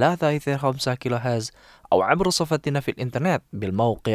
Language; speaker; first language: Arabic; non-native, fluent; Indonesian